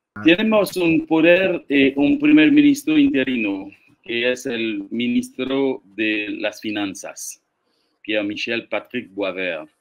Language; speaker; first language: Spanish; non-native, fluent; Haitian Creole